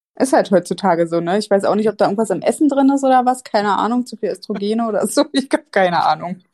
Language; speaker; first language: German; native; German